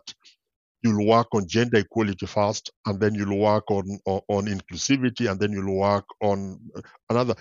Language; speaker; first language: English; non-native, local second language; Luo (Kenya and Tanzania)